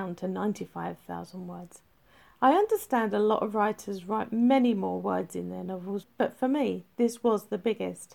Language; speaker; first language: English; native; English